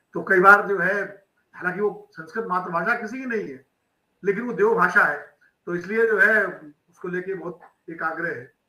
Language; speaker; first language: Hindi; native; Hindi